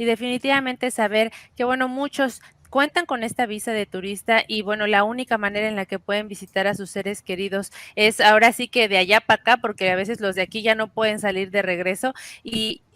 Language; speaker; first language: Spanish; native; Spanish